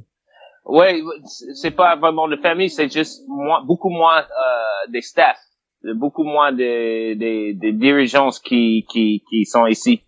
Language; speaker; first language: French; non-native, fluent; English